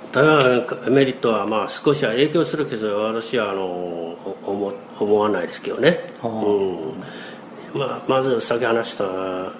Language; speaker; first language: Japanese; non-native, fluent; Chinese